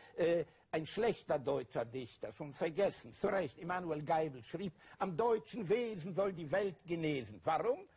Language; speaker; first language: German; native; German